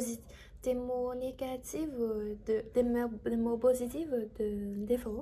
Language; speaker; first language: French; non-native, learner; Chinese